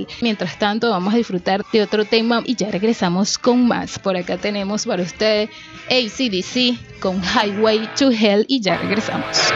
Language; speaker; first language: Spanish; native; Spanish